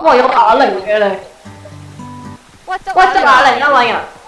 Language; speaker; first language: Chinese; native; Chinese